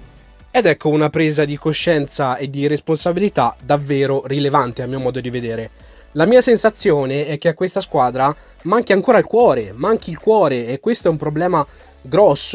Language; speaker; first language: Italian; native; Italian